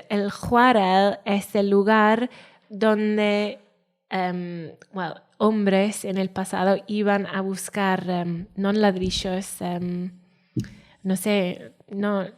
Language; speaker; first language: Spanish; non-native, learner; Welsh